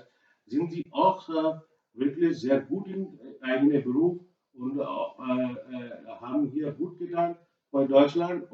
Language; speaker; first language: German; non-native, learner; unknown